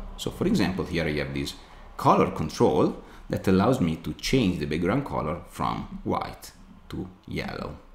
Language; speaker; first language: English; non-native, fluent; Italian